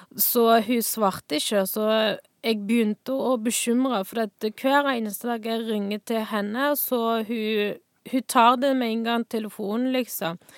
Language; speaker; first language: Norwegian; non-native, fluent; Uyghur